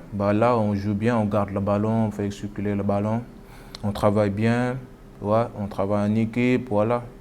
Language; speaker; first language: French; non-native, local second language; Wolof